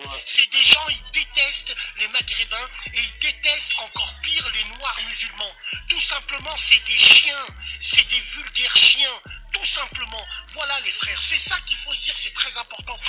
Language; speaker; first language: French; early bilingual, other home language; Arabic